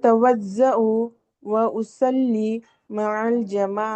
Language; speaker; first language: Arabic; non-native, learner; Urdu